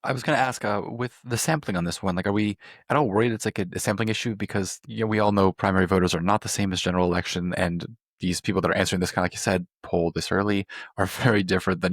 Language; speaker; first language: English; native; English